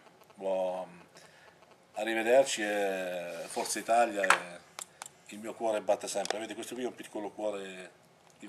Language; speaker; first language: Italian; early bilingual, heritage; French